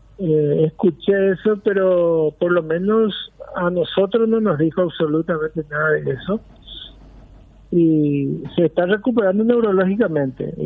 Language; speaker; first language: Spanish; native; Spanish